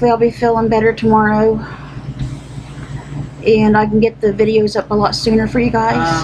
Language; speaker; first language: English; native; English